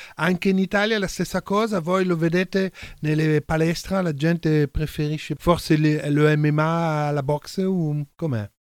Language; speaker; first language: Italian; early bilingual, heritage; Italian